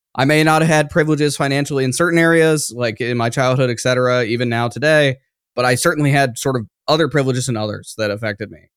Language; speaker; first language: English; native; English